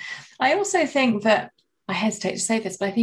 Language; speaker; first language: English; native; English